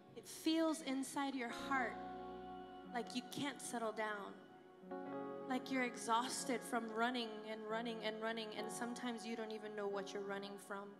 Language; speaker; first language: English; early bilingual, other home language; Spanish